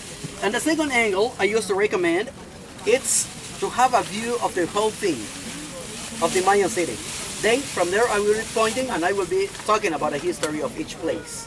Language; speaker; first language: English; non-native, fluent; Spanish